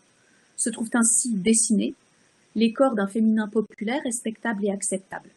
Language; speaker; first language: French; native; French